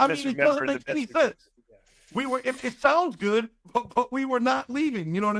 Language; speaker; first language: English; native; English